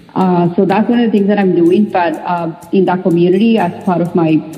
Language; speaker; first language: English; non-native, fluent; Spanish